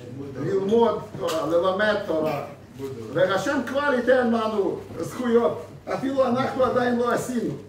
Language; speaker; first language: Hebrew; non-native, fluent; Russian